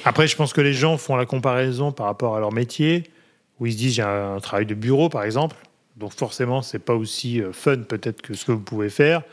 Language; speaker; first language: French; native; French